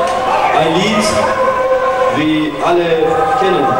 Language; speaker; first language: German; non-native, learner; Swedish